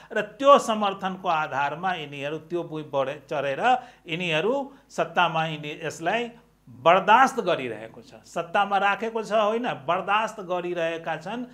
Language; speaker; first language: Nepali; non-native, local second language; Maithili